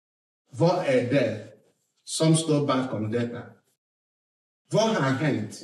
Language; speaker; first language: Swedish; non-native, fluent; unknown